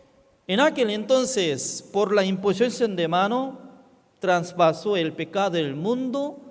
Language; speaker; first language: Spanish; non-native, fluent; Korean